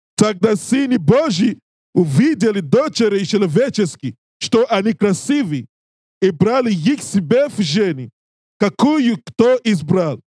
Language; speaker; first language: Russian; non-native, learner; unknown